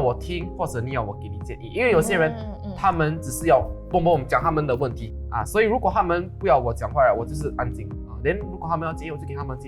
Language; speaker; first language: Chinese; non-native, local second language; English